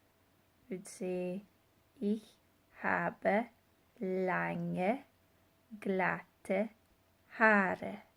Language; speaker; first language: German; non-native, fluent; English